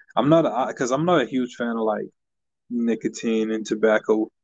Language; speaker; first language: English; native; English